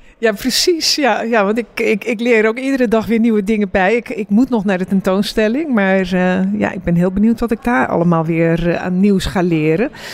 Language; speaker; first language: Dutch; native; Dutch